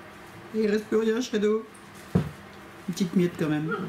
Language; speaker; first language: French; native; French